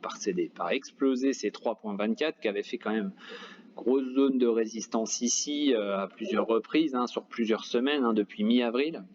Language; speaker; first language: French; native; French